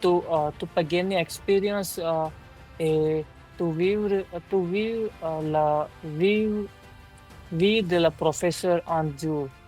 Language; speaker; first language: French; non-native, learner; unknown